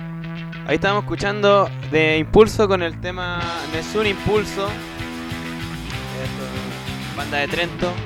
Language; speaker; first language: Spanish; native; Spanish